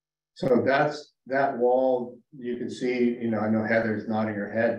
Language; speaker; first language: English; native; English